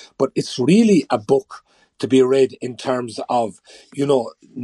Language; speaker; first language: English; native; English